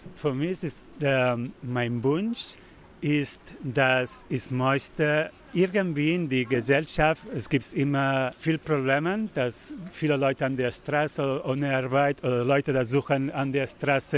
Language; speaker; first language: German; non-native, learner; Spanish